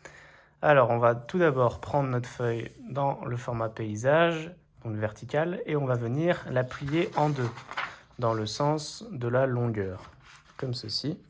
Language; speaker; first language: French; native; French